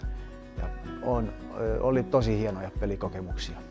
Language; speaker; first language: Finnish; native; Finnish